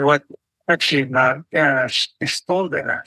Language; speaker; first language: English; non-native, fluent; Arabic